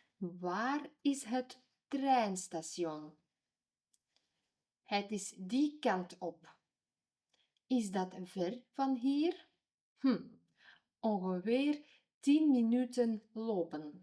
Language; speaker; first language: Dutch; non-native, fluent; Ukrainian